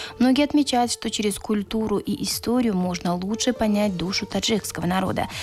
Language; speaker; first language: Russian; non-native, local second language; Tajik